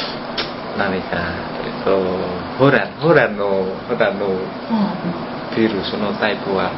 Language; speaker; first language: Japanese; non-native, learner; Indonesian